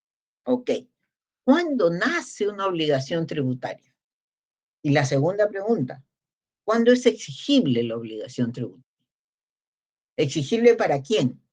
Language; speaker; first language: Spanish; native; Spanish